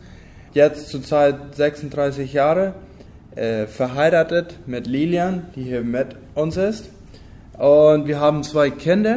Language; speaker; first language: German; non-native, local second language; Low German